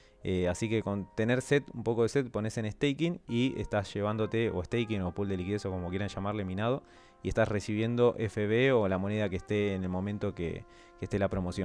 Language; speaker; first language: Spanish; native; Spanish